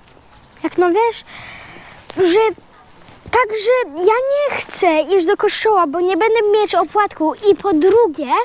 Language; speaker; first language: Polish; early bilingual, heritage; English